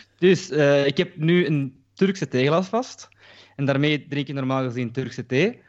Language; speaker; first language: Dutch; early bilingual, other home language; Turkish